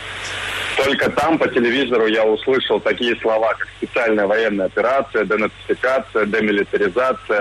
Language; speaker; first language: Russian; native; Russian